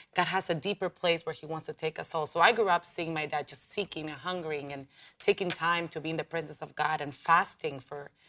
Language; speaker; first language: English; non-native, fluent; Spanish